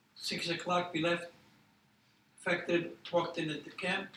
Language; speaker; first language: English; non-native, fluent; Polish